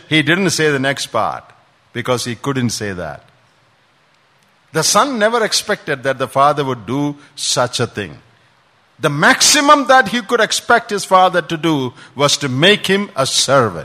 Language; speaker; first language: English; non-native, local second language; Malayalam